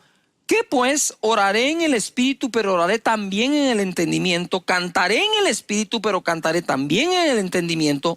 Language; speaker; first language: Spanish; native; Spanish